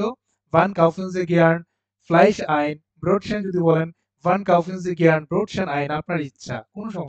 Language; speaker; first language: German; non-native, fluent; Bangla